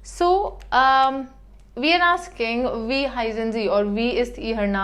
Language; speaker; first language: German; non-native, fluent; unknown